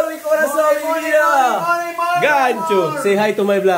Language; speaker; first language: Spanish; non-native, learner; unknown